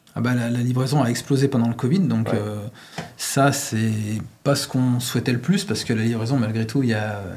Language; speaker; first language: French; native; French